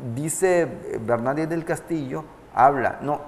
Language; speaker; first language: Spanish; non-native, local second language; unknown